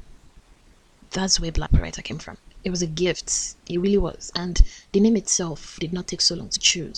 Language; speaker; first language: English; non-native, local second language; Yoruba